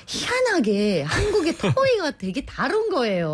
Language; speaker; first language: Korean; non-native, fluent; Filipino